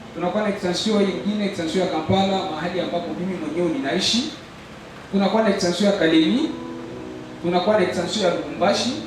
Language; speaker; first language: Swahili; native; Swahili